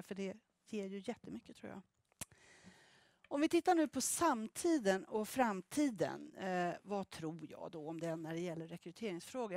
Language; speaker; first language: Swedish; native; Swedish